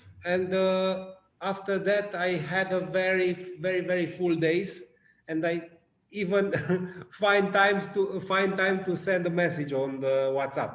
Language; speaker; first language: English; non-native, learner; Romanian